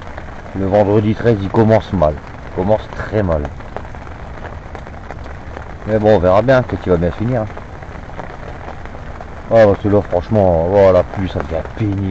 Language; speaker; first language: French; native; French